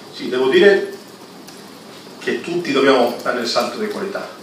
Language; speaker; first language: Italian; non-native, fluent; Spanish